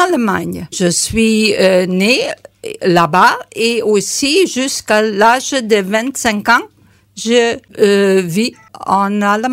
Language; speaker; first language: French; non-native, learner; German